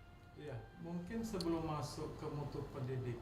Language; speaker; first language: Indonesian; native; Indonesian